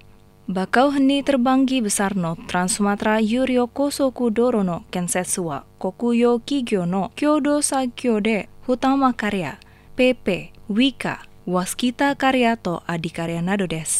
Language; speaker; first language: Japanese; non-native, fluent; Indonesian